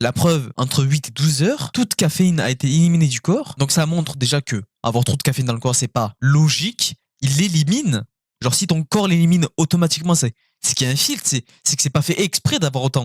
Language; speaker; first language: French; native; French